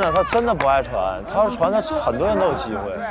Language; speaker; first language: Chinese; native; Chinese